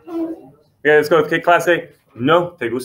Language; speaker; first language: Spanish; non-native, fluent; English